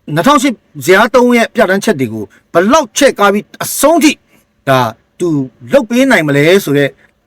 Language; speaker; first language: Burmese; non-native, local second language; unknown